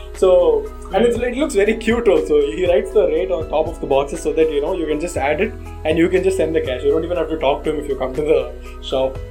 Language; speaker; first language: English; non-native, local second language; Tamil